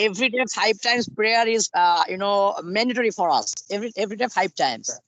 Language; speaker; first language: English; non-native, learner; Bangla